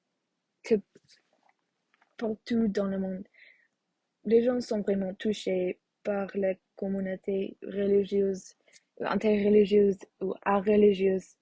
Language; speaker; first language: French; non-native, learner; English